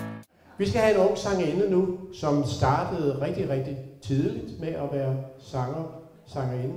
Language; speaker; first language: Danish; native; Danish